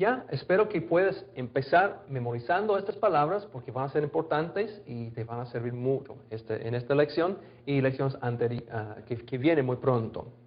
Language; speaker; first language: Spanish; non-native, fluent; English